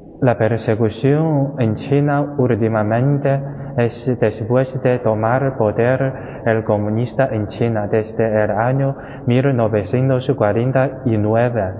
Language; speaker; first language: Spanish; non-native, fluent; Chinese